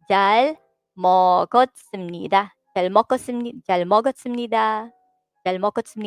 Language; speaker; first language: Korean; non-native, fluent; Filipino